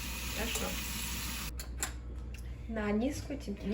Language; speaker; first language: Russian; early bilingual, heritage; Russian